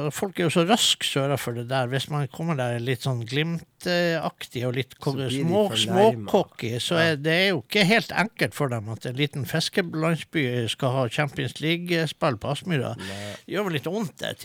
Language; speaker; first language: Norwegian; non-native, fluent; English